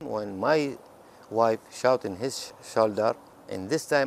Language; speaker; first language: English; non-native, learner; Arabic